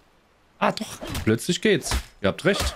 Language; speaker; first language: German; native; German